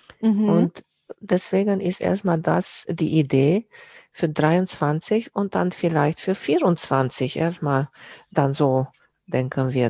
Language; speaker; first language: German; non-native, fluent; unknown